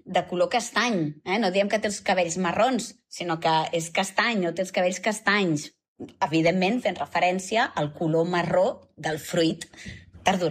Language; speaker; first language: Catalan; native; Catalan